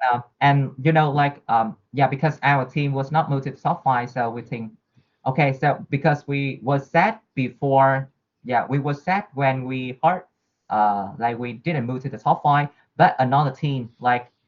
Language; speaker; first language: English; non-native, learner; Vietnamese